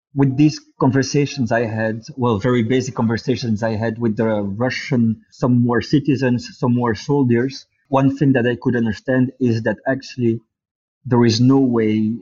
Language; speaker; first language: English; non-native, fluent; Dutch